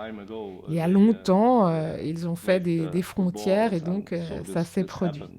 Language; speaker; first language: French; non-native, fluent; German